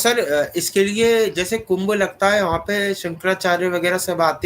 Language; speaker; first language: Hindi; native; Hindi